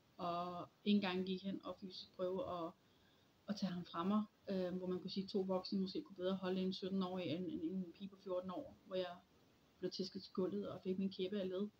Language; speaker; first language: Danish; early bilingual, other home language; Polish